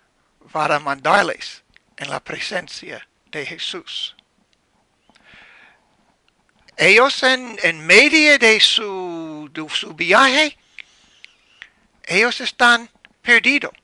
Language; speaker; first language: Spanish; non-native, learner; English